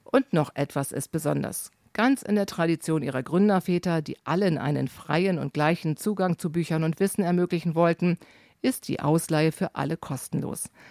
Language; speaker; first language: German; native; German